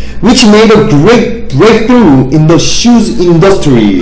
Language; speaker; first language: English; non-native, fluent; Korean